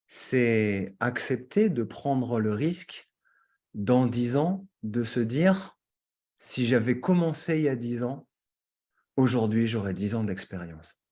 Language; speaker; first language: French; native; French